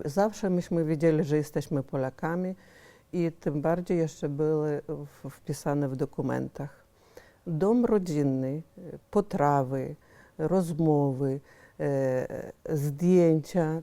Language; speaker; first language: Polish; early bilingual, heritage; Polish